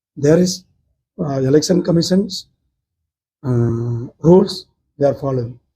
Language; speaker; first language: English; non-native, local second language; Tamil